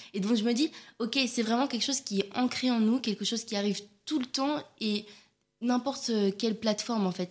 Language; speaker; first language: French; native; French